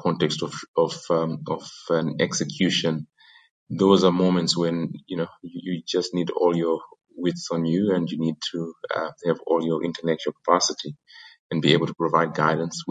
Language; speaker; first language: English; non-native, local second language; Shona